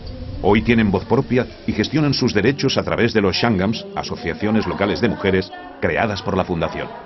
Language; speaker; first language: Spanish; native; Spanish